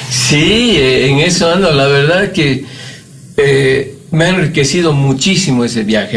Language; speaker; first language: Spanish; native; Spanish